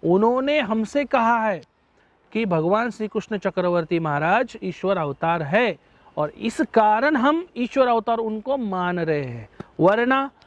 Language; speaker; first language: Hindi; non-native, local second language; Marathi